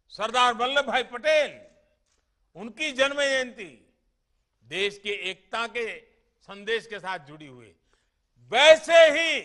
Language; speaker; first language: Hindi; non-native, local second language; Gujarati